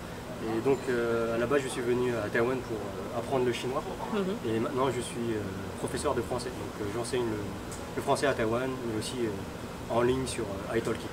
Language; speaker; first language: French; early bilingual, other home language; Min Nan Chinese